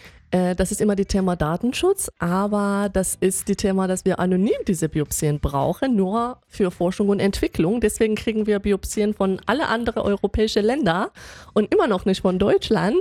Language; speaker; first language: German; non-native, fluent; Persian